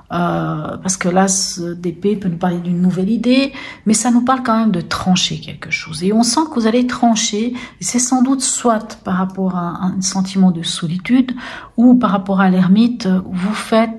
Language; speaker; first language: French; native; French